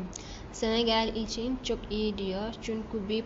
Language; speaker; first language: Turkish; non-native, learner; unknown